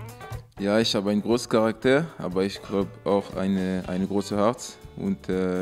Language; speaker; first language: German; non-native, learner; French